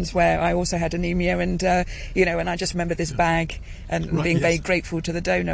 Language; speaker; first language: English; native; English